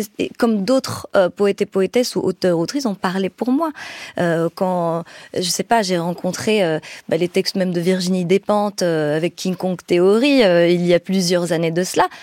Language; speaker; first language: French; non-native, local second language; Arabic